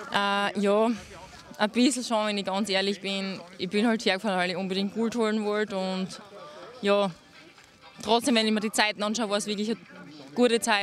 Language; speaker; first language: German; native; German